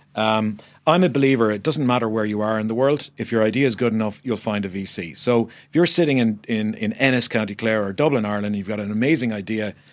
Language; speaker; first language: English; native; English